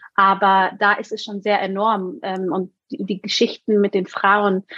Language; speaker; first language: German; native; German